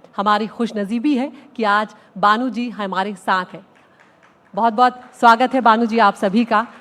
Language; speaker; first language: Hindi; native; Hindi